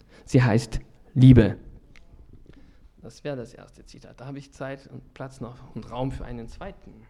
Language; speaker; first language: German; non-native, fluent; French